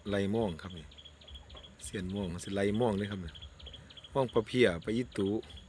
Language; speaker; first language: Thai; native; Thai